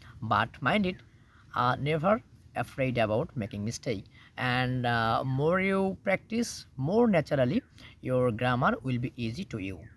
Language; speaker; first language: English; non-native, local second language; Bangla